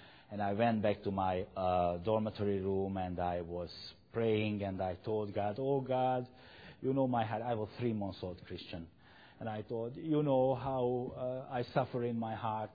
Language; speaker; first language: English; non-native, fluent; Hungarian